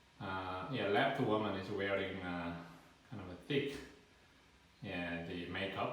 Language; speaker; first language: English; non-native, fluent; Korean